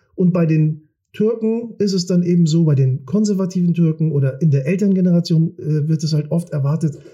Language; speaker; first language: German; early bilingual, other home language; Turkish